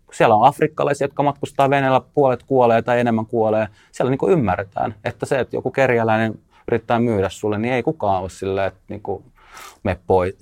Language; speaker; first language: Finnish; early bilingual, other home language; Russian